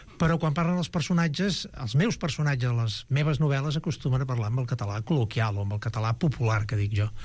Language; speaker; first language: Catalan; native; Catalan